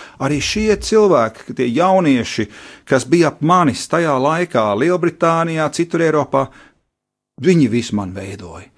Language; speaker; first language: Latvian; early bilingual, heritage; Latvian